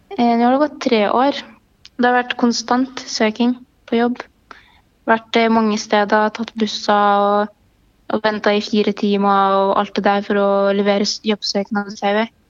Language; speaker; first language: Norwegian; early bilingual, other home language; Arabic